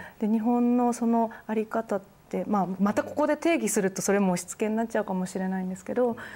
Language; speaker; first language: Japanese; native; Japanese